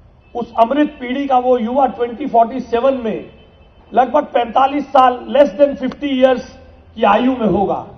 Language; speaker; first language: Hindi; native; Hindi